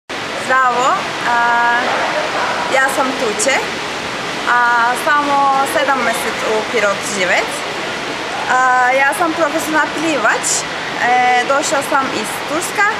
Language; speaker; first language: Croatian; non-native, learner; Turkish